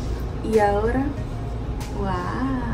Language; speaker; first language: Spanish; early bilingual, heritage; Spanish